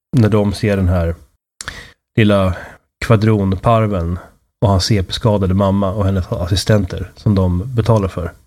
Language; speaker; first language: Swedish; native; Swedish